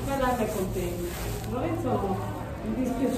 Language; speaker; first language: Italian; non-native, learner; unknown